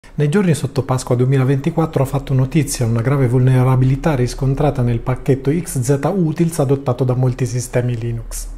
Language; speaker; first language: Italian; native; Italian